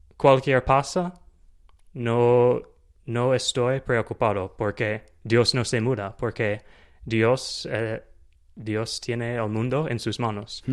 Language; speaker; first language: Spanish; non-native, learner; English